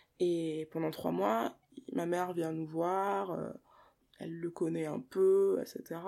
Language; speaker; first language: French; early bilingual, other home language; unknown